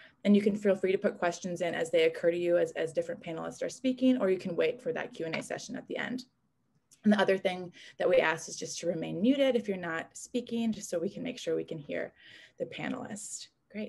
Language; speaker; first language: English; native; English